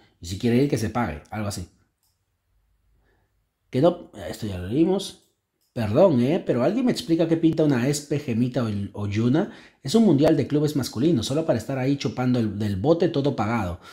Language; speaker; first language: Spanish; native; Spanish